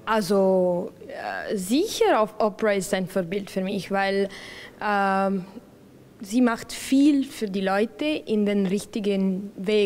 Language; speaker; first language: German; non-native, local second language; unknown